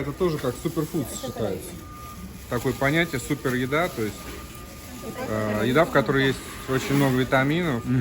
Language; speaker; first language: Russian; native; Russian